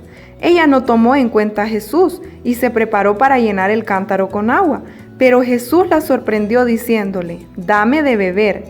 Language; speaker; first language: Spanish; native; Spanish